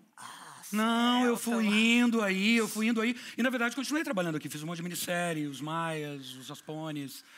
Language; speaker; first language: Portuguese; native; Portuguese